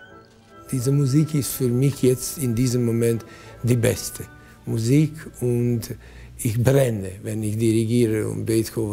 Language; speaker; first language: German; non-native, fluent; Latvian